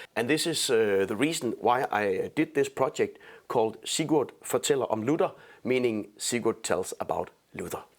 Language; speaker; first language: English; non-native, fluent; Danish